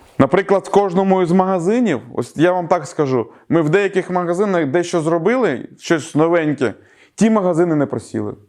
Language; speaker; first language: Ukrainian; native; Ukrainian